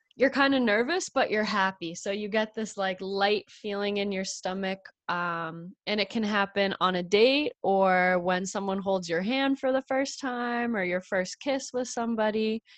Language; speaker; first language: English; native; English